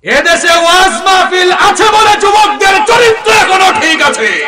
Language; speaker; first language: Bangla; non-native, local second language; Sylheti